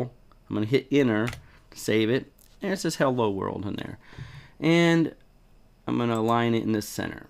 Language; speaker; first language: English; native; English